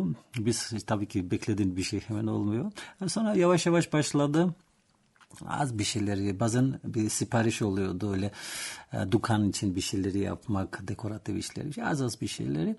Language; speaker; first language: Turkish; non-native, learner; Georgian